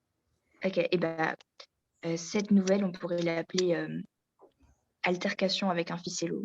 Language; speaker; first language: French; native; French